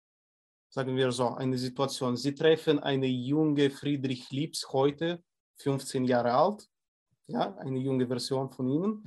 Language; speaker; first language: German; non-native, fluent; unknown